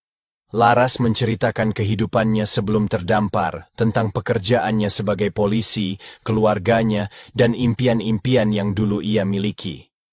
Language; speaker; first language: Indonesian; native; Indonesian